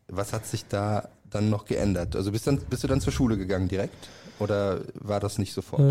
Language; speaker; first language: German; native; German